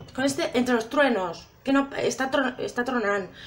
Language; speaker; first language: Spanish; native; Spanish